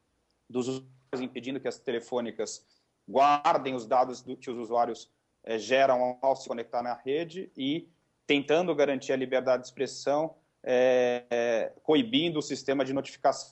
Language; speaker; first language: Portuguese; native; Portuguese